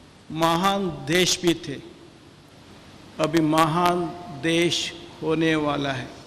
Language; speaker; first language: Hindi; non-native, local second language; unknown